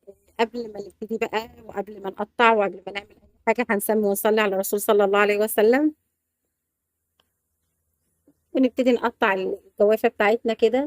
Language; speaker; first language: Arabic; native; Arabic